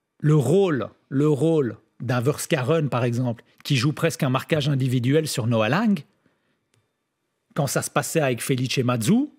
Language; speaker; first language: French; native; French